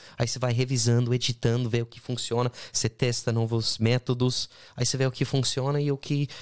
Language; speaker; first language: Portuguese; non-native, fluent; English